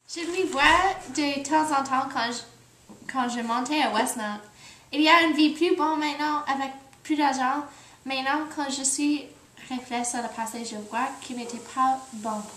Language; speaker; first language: French; non-native, learner; English